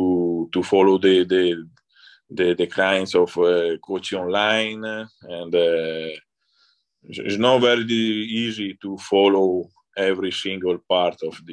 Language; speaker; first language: English; non-native, learner; Italian